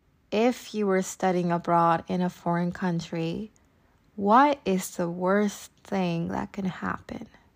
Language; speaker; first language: English; native; English